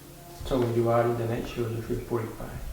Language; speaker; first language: English; non-native, learner; Japanese